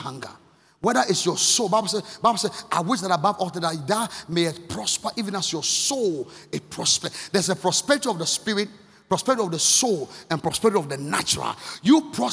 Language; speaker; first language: English; non-native, local second language; Akan